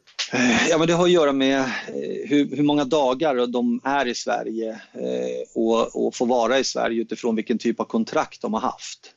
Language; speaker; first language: Swedish; native; Swedish